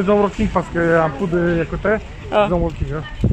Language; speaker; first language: English; non-native, learner; Polish